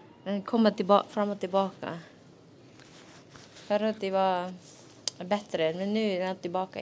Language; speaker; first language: Swedish; non-native, learner; Filipino